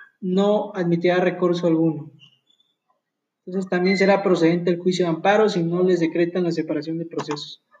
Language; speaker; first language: Spanish; native; Spanish